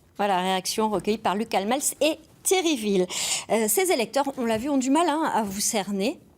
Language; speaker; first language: French; native; French